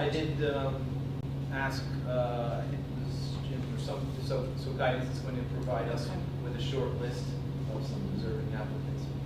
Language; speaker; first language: English; native; English